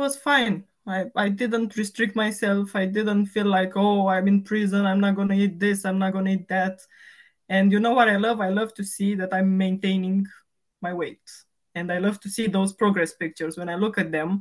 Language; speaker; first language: English; non-native, fluent; Romanian